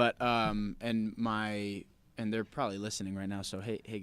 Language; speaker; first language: English; native; English